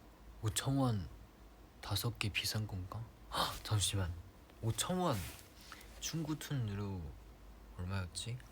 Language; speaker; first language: Korean; non-native, fluent; Chinese